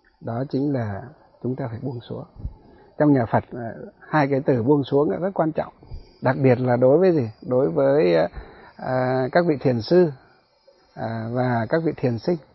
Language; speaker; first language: Vietnamese; non-native, local second language; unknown